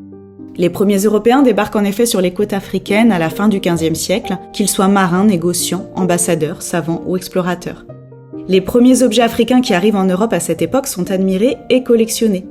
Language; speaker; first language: French; native; French